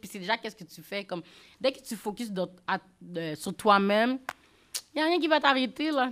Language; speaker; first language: French; native; French